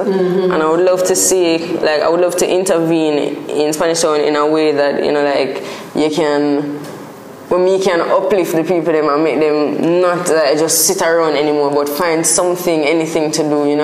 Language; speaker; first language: English; non-native, local second language; Jamaican Creole English